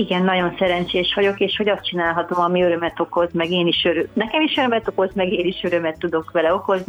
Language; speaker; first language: Hungarian; native; Hungarian